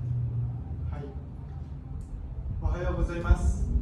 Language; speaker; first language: Japanese; non-native, learner; Indonesian